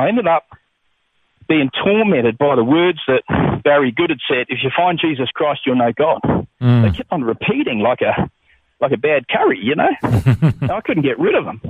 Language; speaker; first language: English; native; English